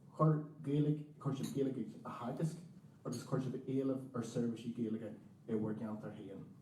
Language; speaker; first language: Irish; native; Irish